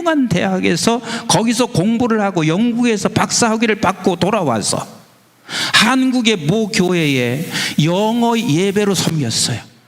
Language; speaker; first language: Korean; native; Korean